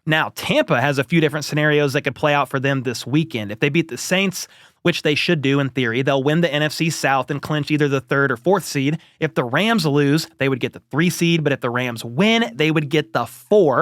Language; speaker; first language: English; native; English